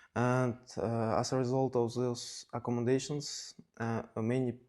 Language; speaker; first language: English; non-native, fluent; Kazakh